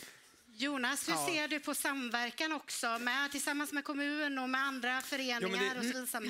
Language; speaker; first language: Swedish; native; Swedish